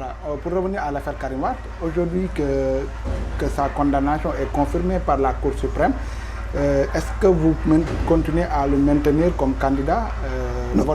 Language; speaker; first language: French; non-native, local second language; Wolof